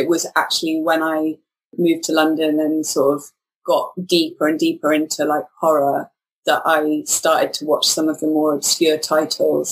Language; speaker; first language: English; native; English